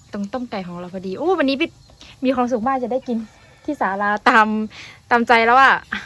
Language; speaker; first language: Thai; non-native, local second language; Karen languages